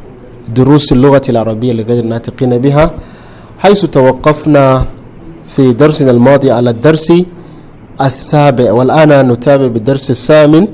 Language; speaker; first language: Arabic; non-native, fluent; Hausa